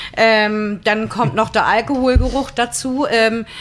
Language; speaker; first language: German; native; German